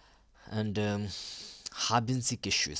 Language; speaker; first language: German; non-native, learner; Bangla